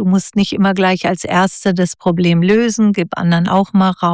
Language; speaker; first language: German; native; German